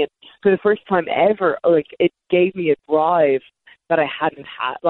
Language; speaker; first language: English; native; English